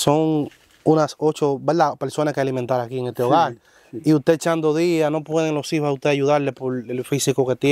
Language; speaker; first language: Spanish; native; Spanish